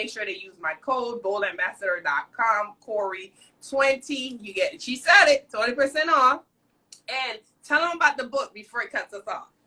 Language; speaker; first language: English; native; English